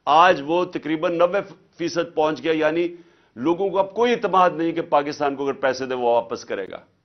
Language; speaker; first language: Urdu; native; Urdu